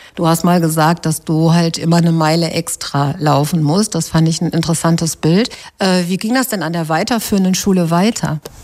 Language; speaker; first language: German; native; German